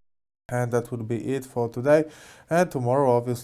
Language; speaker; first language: English; non-native, fluent; Polish